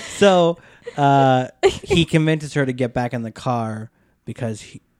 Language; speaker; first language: English; native; English